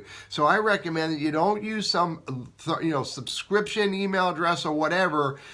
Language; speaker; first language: English; native; English